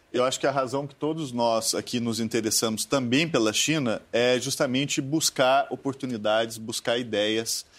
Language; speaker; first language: Portuguese; native; Portuguese